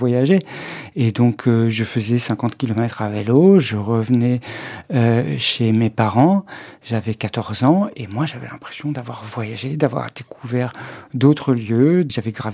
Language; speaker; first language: French; native; French